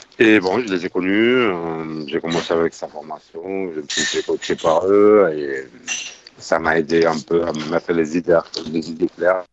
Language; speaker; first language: French; non-native, fluent; Spanish